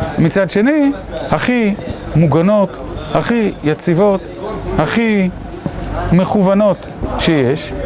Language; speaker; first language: Hebrew; native; Hebrew